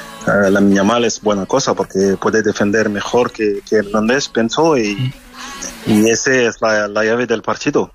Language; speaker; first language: Spanish; non-native, fluent; French